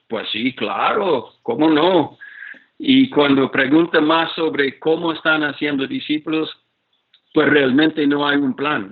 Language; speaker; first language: Spanish; non-native, fluent; English